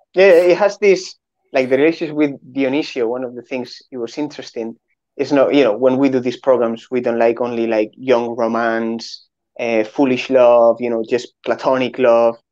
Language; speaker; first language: English; non-native, fluent; Spanish